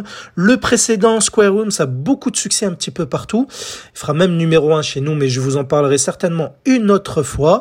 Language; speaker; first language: French; native; French